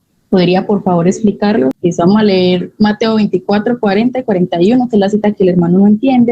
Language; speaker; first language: Spanish; native; Spanish